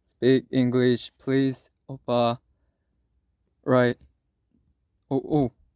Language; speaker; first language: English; non-native, learner; Korean